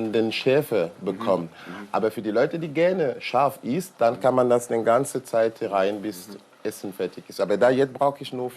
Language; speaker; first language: German; non-native, learner; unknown